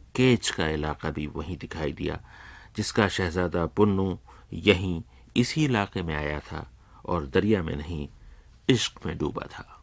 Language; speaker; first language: Urdu; native; Urdu